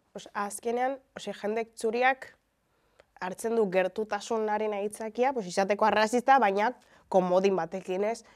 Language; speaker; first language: Basque; early bilingual, other home language; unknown